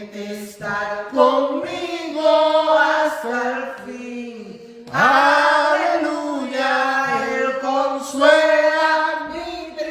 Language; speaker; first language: Spanish; native; Spanish